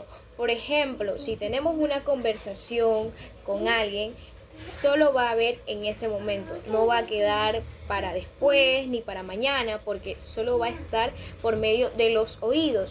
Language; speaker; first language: Spanish; native; Spanish